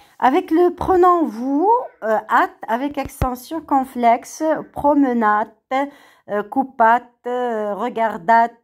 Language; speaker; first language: French; non-native, local second language; Arabic